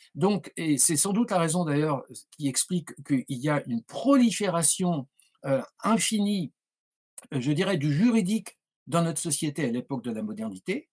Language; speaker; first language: French; native; French